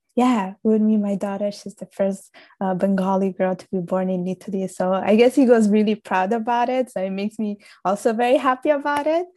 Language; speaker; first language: English; early bilingual, other home language; Italian